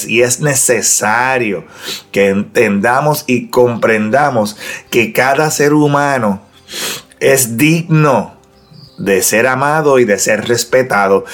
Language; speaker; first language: Spanish; native; Spanish